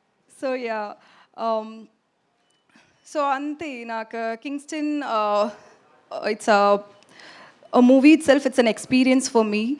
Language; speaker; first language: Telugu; non-native, learner; Tamil